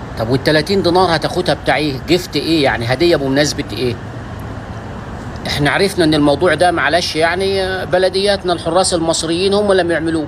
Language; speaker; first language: Arabic; native; Arabic